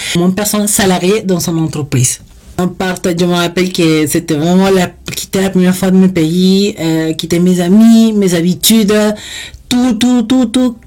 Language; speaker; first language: French; non-native, fluent; Spanish